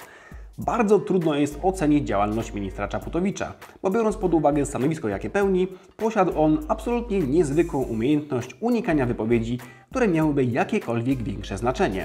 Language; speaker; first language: Polish; native; Polish